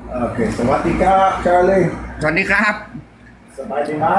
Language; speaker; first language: Thai; non-native, learner; English